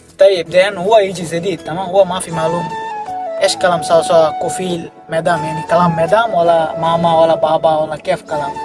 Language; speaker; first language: Arabic; non-native, learner; Bangla